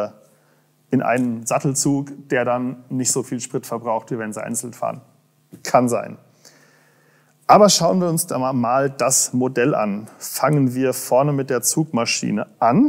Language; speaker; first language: German; native; German